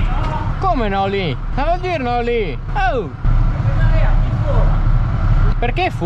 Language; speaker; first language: Italian; native; Italian